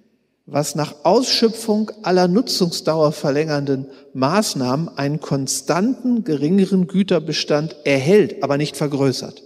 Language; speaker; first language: German; native; German